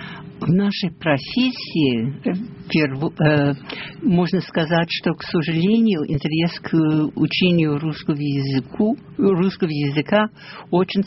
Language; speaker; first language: Russian; non-native, fluent; English